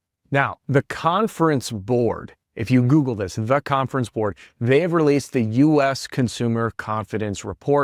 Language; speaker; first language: English; native; English